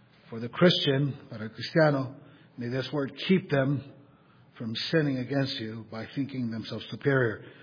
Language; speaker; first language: English; native; English